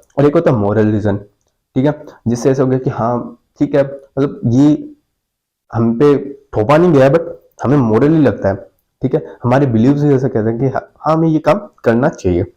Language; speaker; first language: Hindi; native; Hindi